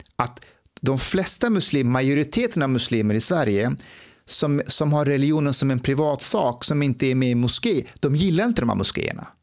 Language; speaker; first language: Swedish; early bilingual, other home language; Persian